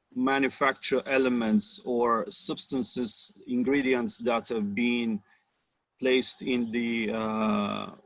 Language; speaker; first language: English; non-native, fluent; Bulgarian